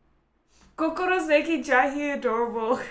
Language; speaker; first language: English; native; English